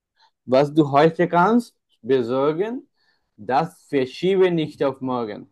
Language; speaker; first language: German; non-native, fluent; Bangla